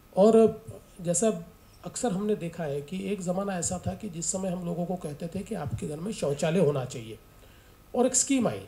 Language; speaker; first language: Hindi; non-native, local second language; Marathi